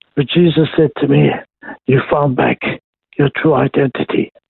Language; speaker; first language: English; non-native, local second language; Cantonese